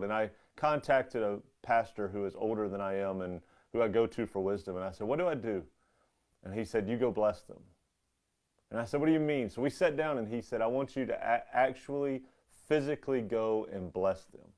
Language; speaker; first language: English; native; English